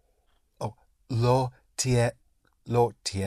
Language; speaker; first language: Spanish; non-native, learner; English